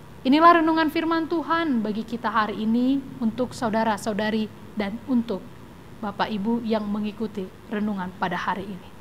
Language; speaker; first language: Indonesian; native; Indonesian